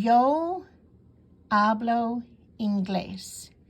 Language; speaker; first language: Spanish; non-native, fluent; English